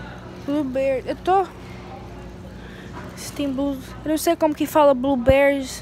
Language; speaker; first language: Portuguese; early bilingual, heritage; Portuguese